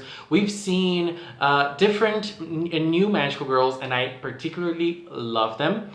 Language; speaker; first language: English; non-native, fluent; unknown